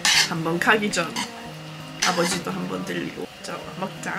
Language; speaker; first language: Korean; non-native, fluent; English